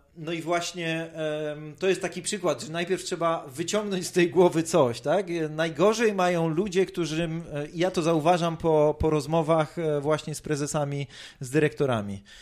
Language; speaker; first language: Polish; native; Polish